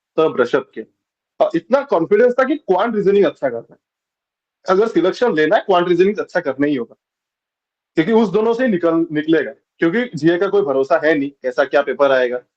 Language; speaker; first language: Hindi; non-native, local second language; Bangla